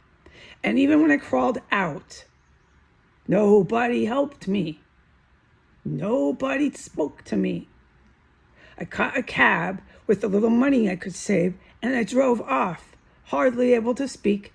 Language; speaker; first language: English; native; English